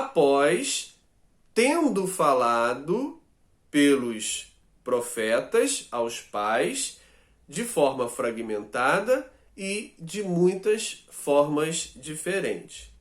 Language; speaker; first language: Portuguese; native; Portuguese